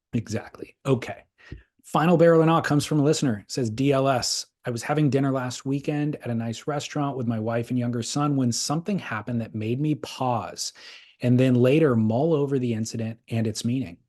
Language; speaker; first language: English; native; English